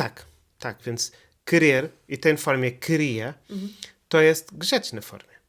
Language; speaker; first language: Polish; non-native, learner; Portuguese